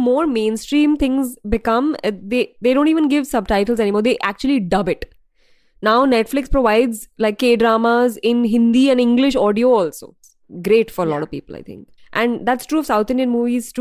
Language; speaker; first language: English; non-native, local second language; Hindi